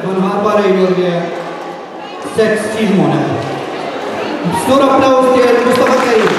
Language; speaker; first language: Norwegian; non-native, learner; Arabic